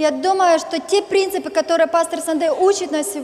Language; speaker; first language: Russian; non-native, fluent; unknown